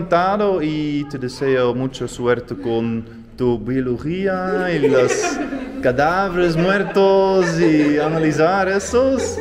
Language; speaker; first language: Spanish; non-native, learner; Dutch